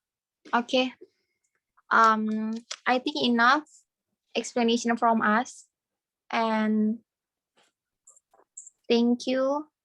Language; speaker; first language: English; non-native, fluent; Indonesian